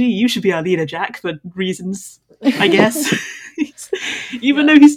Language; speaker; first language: English; native; English